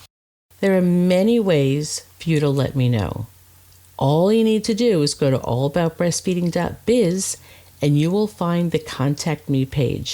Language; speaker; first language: English; native; English